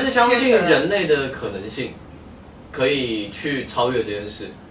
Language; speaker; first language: Chinese; native; Chinese